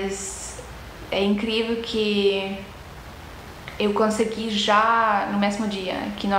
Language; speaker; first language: Portuguese; non-native, fluent; Estonian